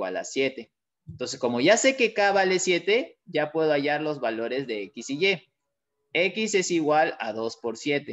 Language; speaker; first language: Spanish; native; Spanish